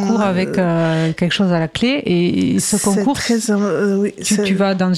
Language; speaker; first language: French; native; French